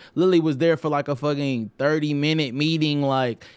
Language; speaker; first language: English; native; English